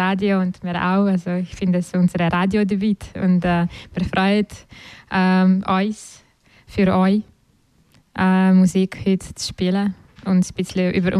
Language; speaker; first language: German; non-native, learner; Ukrainian